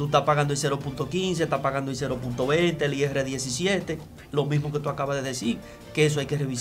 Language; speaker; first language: Spanish; native; Spanish